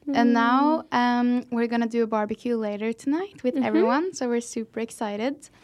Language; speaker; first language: English; non-native, fluent; Norwegian